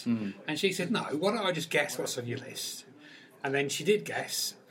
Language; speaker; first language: English; native; English